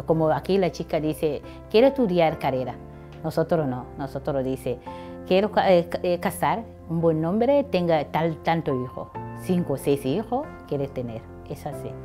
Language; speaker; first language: Spanish; non-native, learner; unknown